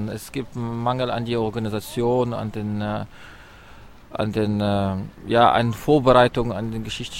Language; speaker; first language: German; non-native, learner; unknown